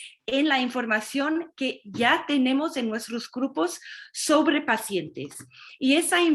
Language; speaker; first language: Spanish; non-native, fluent; English